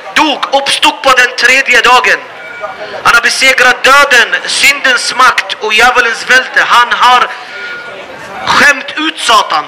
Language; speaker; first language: Swedish; non-native, fluent; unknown